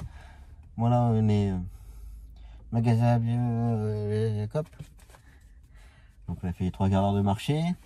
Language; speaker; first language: French; native; French